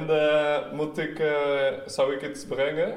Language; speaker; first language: Dutch; non-native, learner; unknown